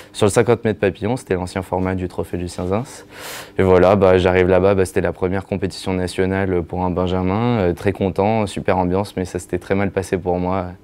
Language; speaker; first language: French; native; French